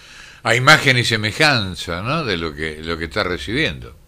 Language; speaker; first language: Spanish; native; Spanish